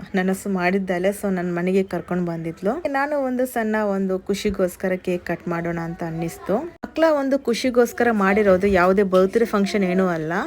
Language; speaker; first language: Kannada; native; Kannada